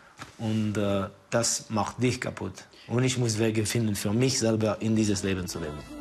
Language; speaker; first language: German; non-native, fluent; Estonian